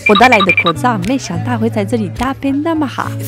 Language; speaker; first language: Chinese; non-native, fluent; French